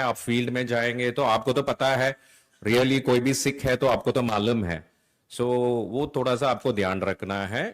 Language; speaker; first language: Hindi; non-native, local second language; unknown